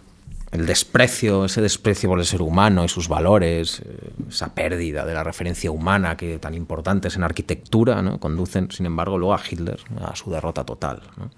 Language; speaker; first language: Spanish; native; Spanish